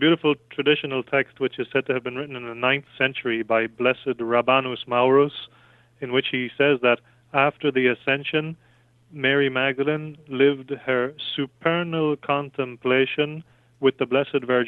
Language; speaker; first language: English; native; English